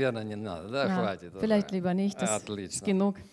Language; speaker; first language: German; non-native, learner; Russian